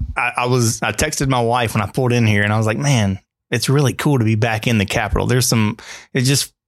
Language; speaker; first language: English; native; English